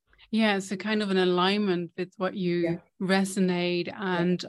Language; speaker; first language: English; non-native, fluent; Dutch